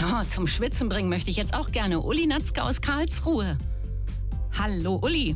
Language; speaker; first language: German; native; German